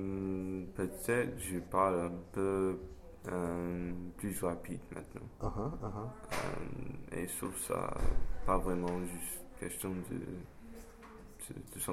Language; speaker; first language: French; non-native, fluent; English